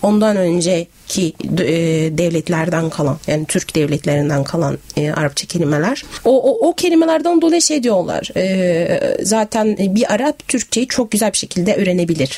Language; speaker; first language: Turkish; non-native, fluent; Arabic